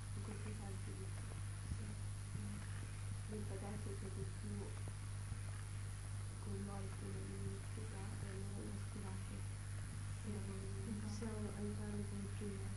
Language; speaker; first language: Italian; early bilingual, heritage; Italian